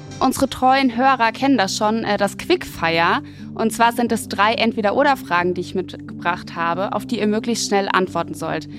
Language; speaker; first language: German; native; German